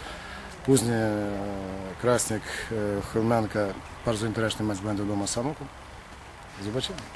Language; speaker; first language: Polish; non-native, learner; Ukrainian